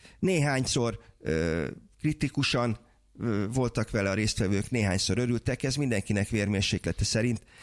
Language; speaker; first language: Hungarian; native; Hungarian